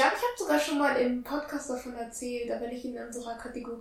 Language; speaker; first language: German; native; German